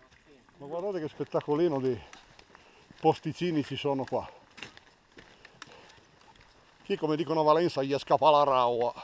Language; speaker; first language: Italian; native; Italian